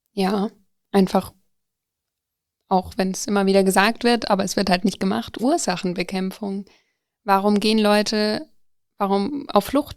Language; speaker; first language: German; native; German